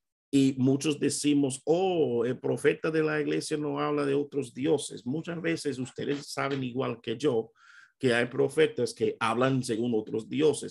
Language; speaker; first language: Spanish; non-native, fluent; English